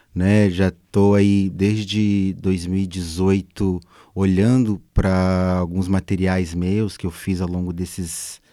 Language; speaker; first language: Portuguese; native; Portuguese